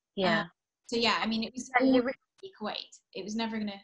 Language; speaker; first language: English; early bilingual, heritage; English